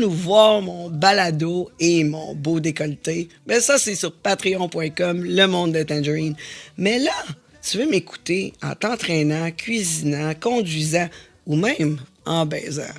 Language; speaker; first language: French; native; French